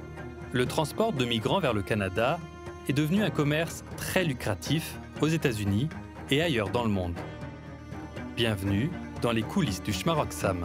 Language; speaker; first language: French; native; French